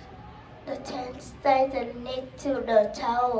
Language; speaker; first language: English; non-native, learner; Vietnamese